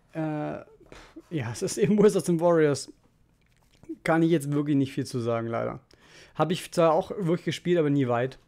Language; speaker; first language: German; native; German